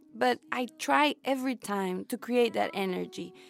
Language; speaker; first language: English; non-native, fluent; Spanish